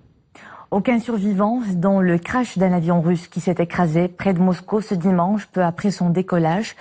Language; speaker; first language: French; non-native, local second language; Arabic